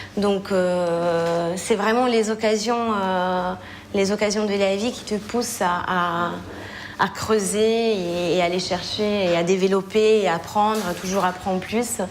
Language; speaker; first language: French; non-native, fluent; Italian